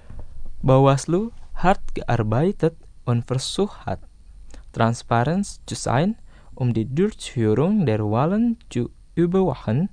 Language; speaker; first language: German; non-native, fluent; Indonesian